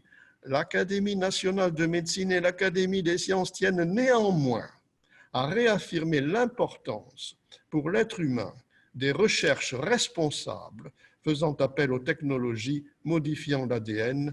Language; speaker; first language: French; native; French